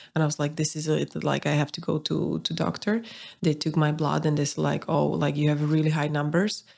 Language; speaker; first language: English; non-native, fluent; Slovak